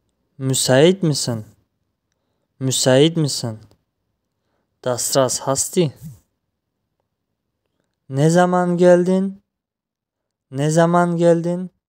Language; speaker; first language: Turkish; non-native, fluent; Tajik